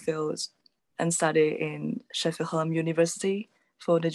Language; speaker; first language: English; non-native, local second language; Chinese